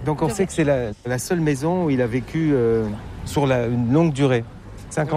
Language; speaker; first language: French; native; French